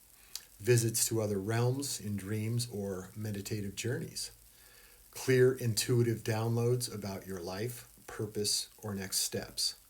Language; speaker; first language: English; native; English